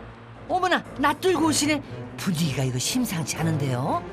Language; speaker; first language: Korean; native; Korean